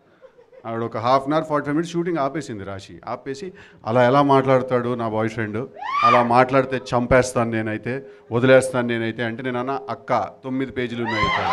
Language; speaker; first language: Telugu; native; Telugu